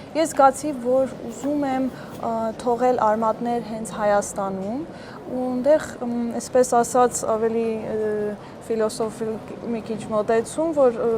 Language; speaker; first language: Armenian; early bilingual, heritage; Armenian